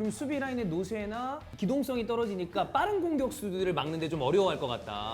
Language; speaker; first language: Korean; native; Korean